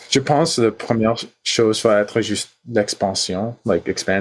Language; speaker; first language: French; non-native, learner; English